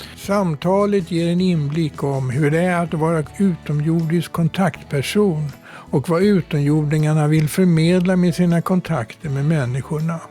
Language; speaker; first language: Swedish; native; Swedish